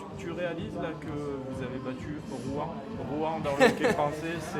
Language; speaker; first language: French; native; French